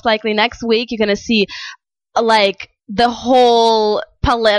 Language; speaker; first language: English; non-native, fluent; Russian